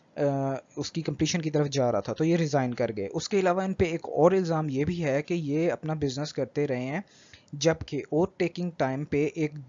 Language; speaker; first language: Urdu; native; Urdu